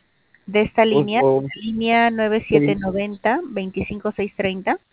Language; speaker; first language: Spanish; native; Spanish